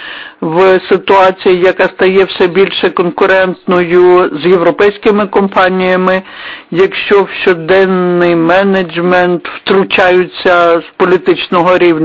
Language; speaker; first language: Ukrainian; non-native, fluent; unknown